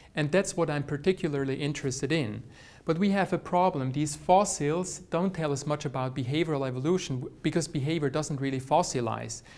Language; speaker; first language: English; non-native, fluent; Swiss German